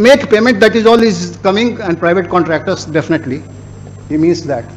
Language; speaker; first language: English; non-native, local second language; Hindi